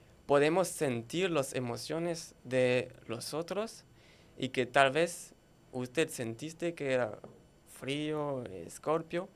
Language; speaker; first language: Spanish; non-native, learner; French